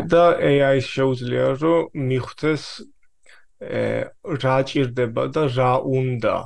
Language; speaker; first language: Georgian; early bilingual, heritage; Swedish